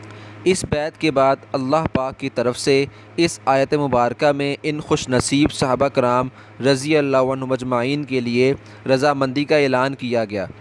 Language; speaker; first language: Urdu; native; Urdu